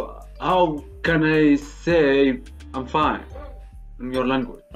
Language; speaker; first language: English; non-native, learner; Arabic